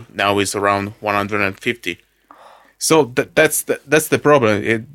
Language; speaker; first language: English; non-native, fluent; Italian